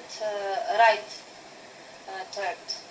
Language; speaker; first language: English; non-native, learner; Russian